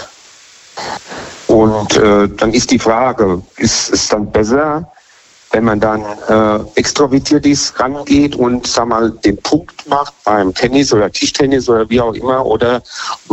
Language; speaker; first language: German; native; German